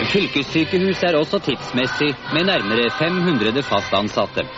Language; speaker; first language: Norwegian; native; Norwegian